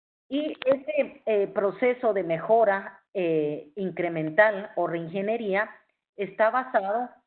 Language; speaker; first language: Spanish; native; Spanish